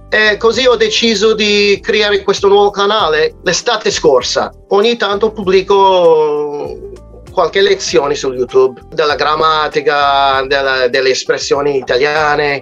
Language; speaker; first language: Italian; non-native, fluent; English